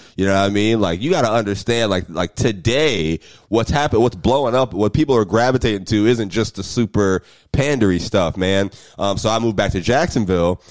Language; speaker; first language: English; native; English